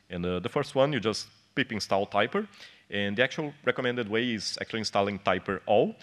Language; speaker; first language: English; non-native, fluent; Portuguese